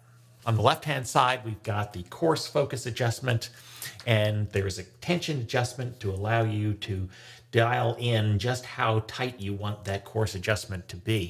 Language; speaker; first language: English; native; English